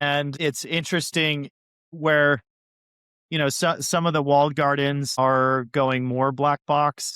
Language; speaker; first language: English; native; English